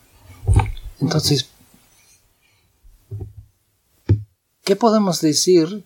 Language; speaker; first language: Spanish; non-native, fluent; English